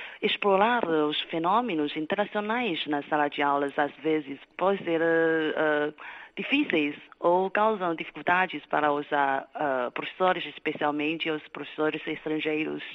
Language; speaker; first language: Portuguese; non-native, fluent; Chinese